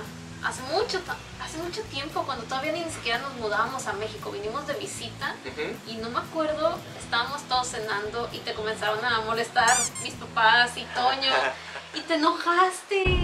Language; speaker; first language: Spanish; native; Spanish